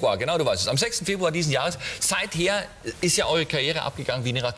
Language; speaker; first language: German; native; German